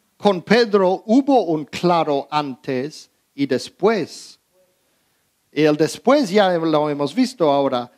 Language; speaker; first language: Spanish; early bilingual, heritage; Spanish